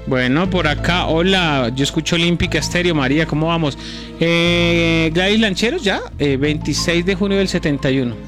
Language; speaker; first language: Spanish; native; Spanish